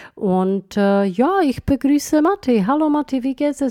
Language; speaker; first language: German; non-native, fluent; Czech